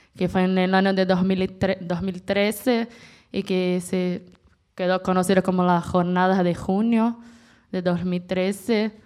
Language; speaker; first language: Spanish; non-native, fluent; Portuguese